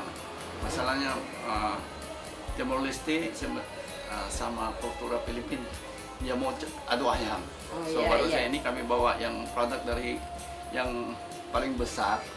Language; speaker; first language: Indonesian; non-native, fluent; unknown